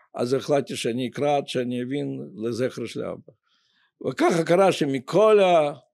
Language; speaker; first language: Hebrew; non-native, fluent; Russian